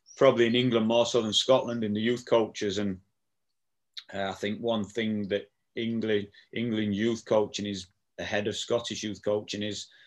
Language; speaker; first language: English; native; English